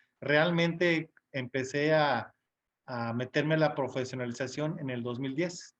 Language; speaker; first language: Spanish; native; Spanish